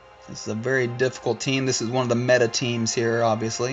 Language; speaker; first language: English; native; English